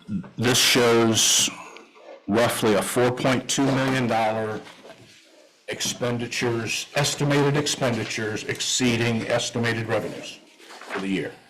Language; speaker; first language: English; native; English